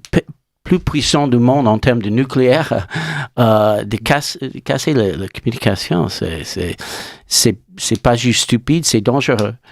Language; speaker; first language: French; non-native, learner; English